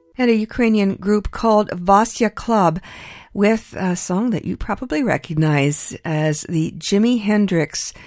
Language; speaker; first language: English; early bilingual, other home language; Ukrainian